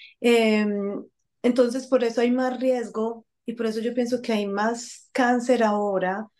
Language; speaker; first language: Spanish; native; Spanish